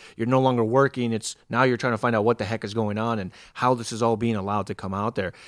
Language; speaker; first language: English; native; English